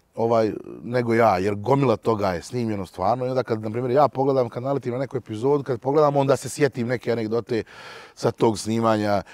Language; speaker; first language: Serbian; native; Serbian